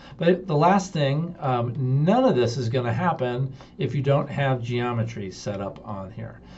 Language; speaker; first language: English; native; English